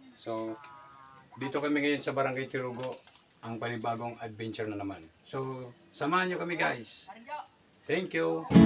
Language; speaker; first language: Filipino; non-native, local second language; Bikol